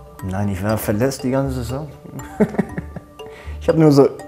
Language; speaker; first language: German; non-native, learner; French